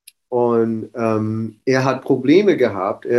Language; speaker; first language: German; non-native, fluent; English